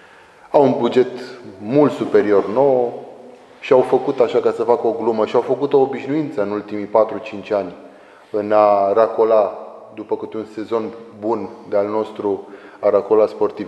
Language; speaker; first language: Romanian; native; Romanian